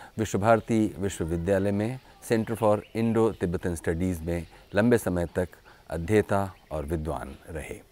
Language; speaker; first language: Hindi; native; Hindi